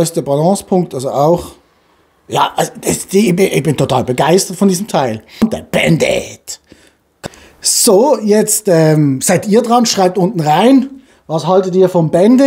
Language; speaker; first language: German; native; German